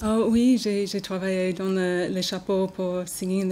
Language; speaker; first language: French; non-native, learner; English